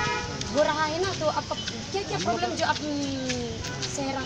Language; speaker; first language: Hindi; non-native, local second language; Khasi